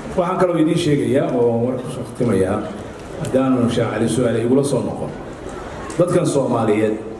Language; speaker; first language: Somali; early bilingual, heritage; Somali